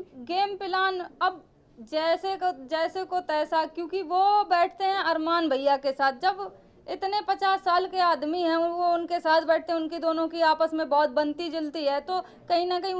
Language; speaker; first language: Hindi; native; Hindi